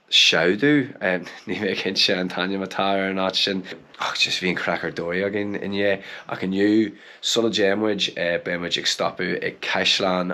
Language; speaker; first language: Irish; non-native, local second language; English